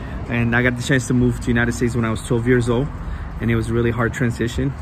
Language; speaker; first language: English; early bilingual, other home language; Spanish